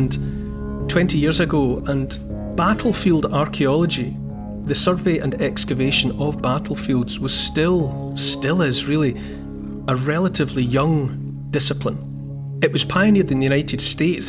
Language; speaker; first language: English; native; English